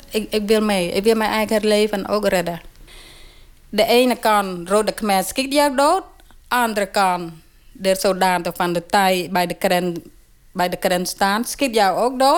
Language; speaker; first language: Dutch; non-native, learner; Khmer